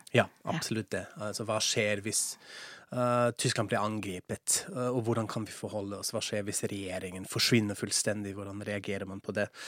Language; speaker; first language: Norwegian; non-native, fluent; German